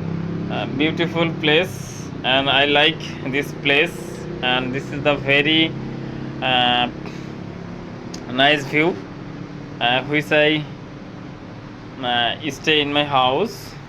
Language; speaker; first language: English; non-native, learner; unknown